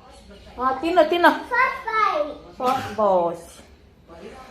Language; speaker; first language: Kannada; native; Kannada